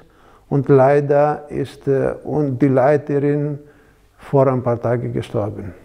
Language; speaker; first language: German; non-native, fluent; Greek